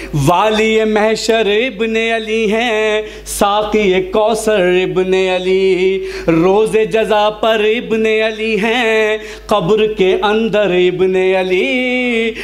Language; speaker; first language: Urdu; native; Urdu